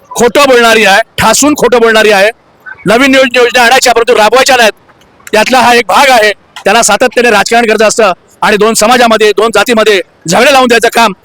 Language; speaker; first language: Marathi; native; Marathi